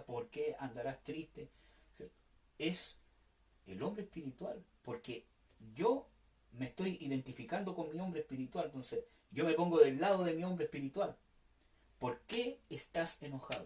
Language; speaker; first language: Spanish; native; Spanish